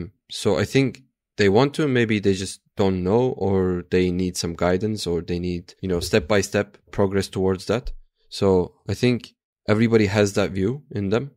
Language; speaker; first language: English; non-native, fluent; Turkish